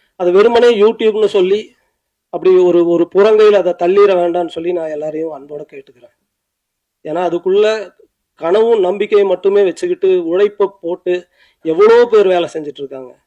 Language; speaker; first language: Tamil; native; Tamil